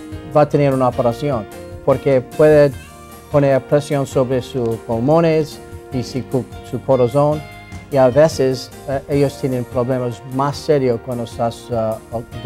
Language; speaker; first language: Spanish; non-native, learner; English